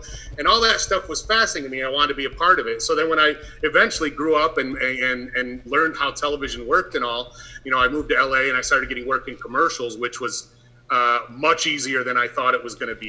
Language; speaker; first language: English; native; English